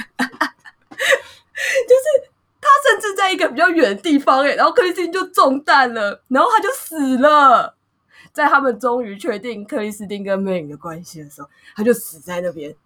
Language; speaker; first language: Chinese; native; Chinese